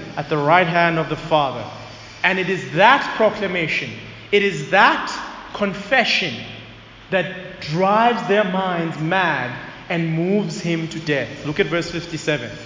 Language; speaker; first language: English; non-native, local second language; Zulu